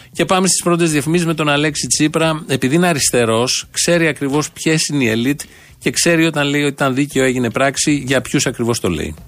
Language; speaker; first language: Greek; native; Greek